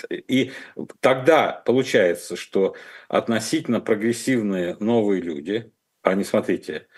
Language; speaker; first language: Russian; native; Russian